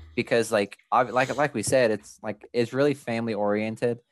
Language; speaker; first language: English; early bilingual, other home language; Spanish